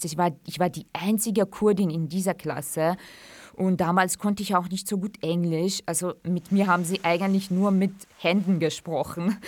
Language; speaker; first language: German; early bilingual, other home language; Central Kurdish